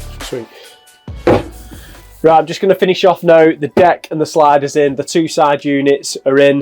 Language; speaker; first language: English; native; English